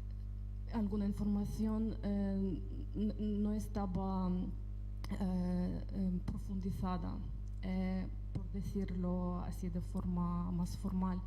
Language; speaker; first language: Spanish; non-native, fluent; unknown